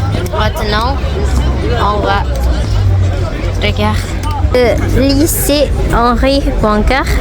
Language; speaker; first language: French; non-native, learner; Indonesian